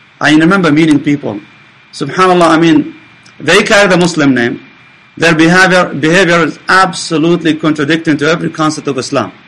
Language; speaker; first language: English; non-native, fluent; Arabic